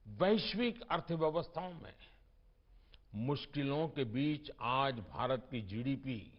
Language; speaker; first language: Hindi; non-native, local second language; Gujarati